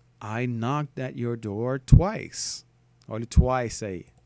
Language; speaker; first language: English; non-native, fluent; Portuguese